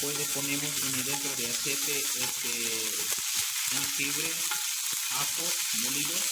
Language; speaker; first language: Spanish; non-native, learner; Urdu